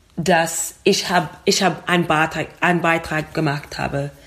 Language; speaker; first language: German; non-native, learner; English